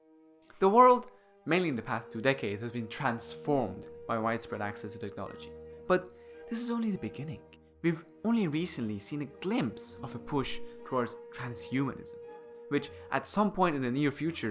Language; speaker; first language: English; non-native, fluent; Persian